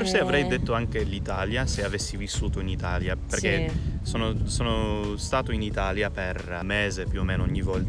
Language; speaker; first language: Italian; non-native, fluent; English